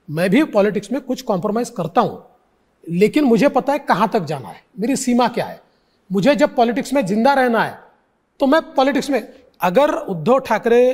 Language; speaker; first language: Hindi; non-native, local second language; Marathi